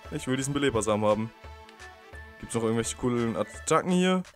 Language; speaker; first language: German; native; German